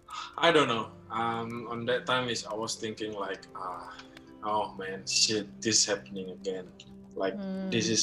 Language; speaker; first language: English; non-native, learner; Indonesian